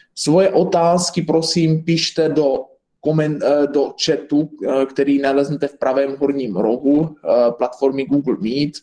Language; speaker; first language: Czech; native; Czech